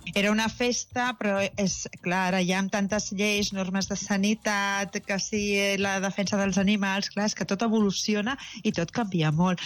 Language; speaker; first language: Catalan; native; Catalan